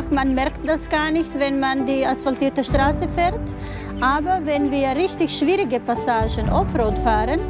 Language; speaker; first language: German; non-native, fluent; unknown